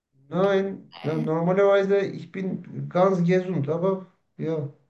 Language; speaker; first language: German; non-native, learner; Turkish